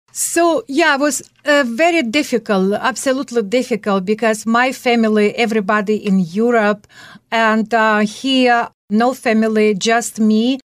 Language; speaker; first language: English; non-native, fluent; Russian